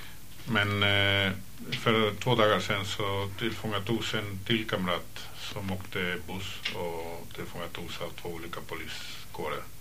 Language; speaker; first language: Swedish; non-native, fluent; Spanish